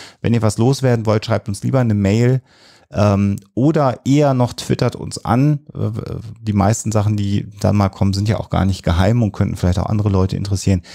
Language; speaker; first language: German; native; German